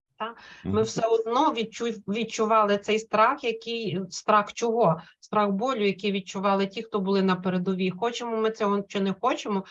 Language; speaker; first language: Ukrainian; native; Ukrainian